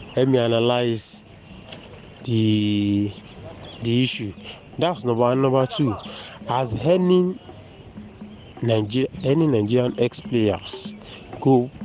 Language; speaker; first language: Nigerian Pidgin; non-native, local second language; Yoruba